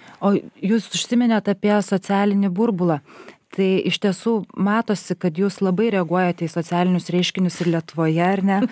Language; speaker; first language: Lithuanian; native; Lithuanian